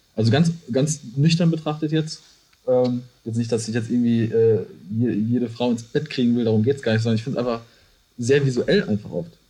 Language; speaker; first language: German; native; German